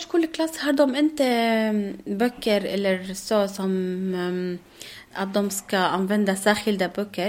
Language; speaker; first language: Swedish; non-native, learner; Arabic